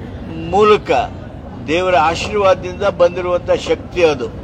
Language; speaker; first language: Kannada; native; Kannada